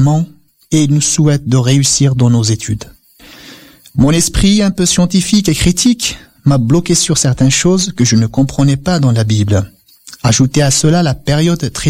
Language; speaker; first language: French; non-native, local second language; Kabyle